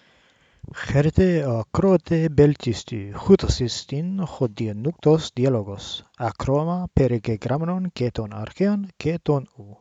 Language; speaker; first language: Greek; non-native, learner; English